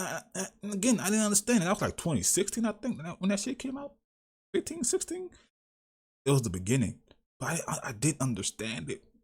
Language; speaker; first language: English; native; English